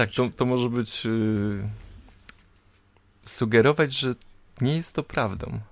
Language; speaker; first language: Polish; native; Polish